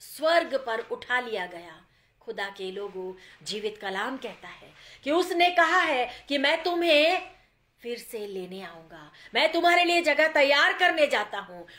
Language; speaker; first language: Hindi; non-native, local second language; Gujarati